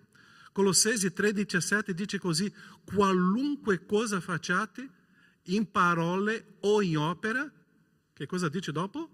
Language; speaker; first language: Italian; non-native, fluent; Portuguese